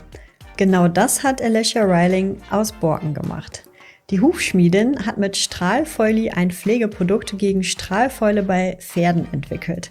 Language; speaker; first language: German; native; German